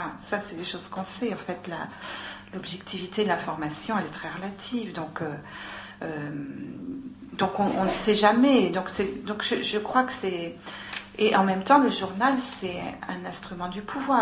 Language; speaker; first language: French; native; French